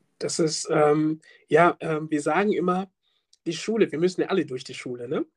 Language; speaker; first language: German; early bilingual, other home language; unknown